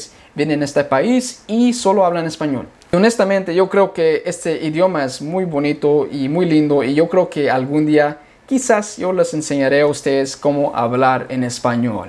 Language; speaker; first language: Spanish; early bilingual, heritage; English